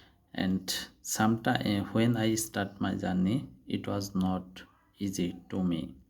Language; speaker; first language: English; non-native, learner; Bangla